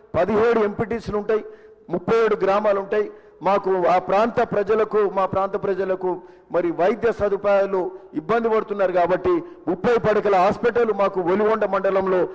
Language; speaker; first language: Telugu; native; Telugu